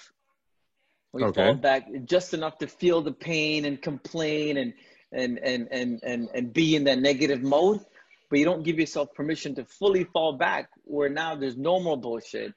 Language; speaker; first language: English; non-native, local second language; Tamil